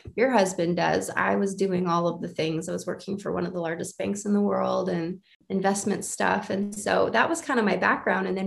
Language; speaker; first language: English; native; English